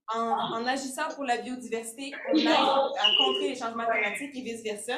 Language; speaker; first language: French; native; French